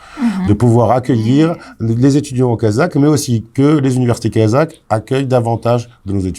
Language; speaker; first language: French; native; French